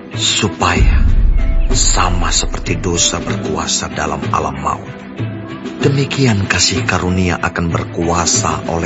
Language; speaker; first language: Indonesian; native; Indonesian